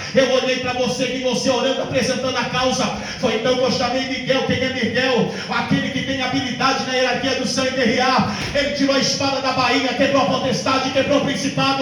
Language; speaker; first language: Portuguese; native; Portuguese